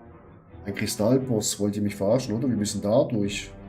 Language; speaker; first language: German; native; German